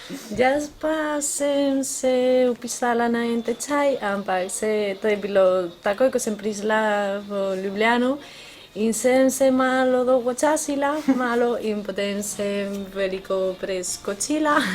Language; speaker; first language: Slovenian; non-native, fluent; Spanish